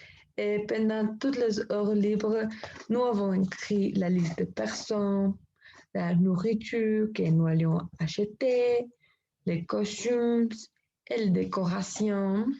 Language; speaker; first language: French; non-native, learner; Spanish